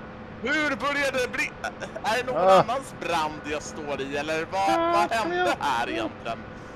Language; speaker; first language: Swedish; native; Swedish